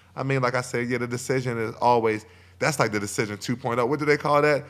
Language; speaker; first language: English; native; English